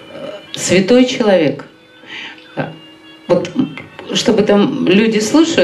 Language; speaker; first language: Russian; native; Russian